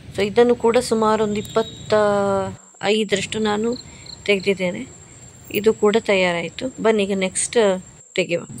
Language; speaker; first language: Kannada; non-native, local second language; Konkani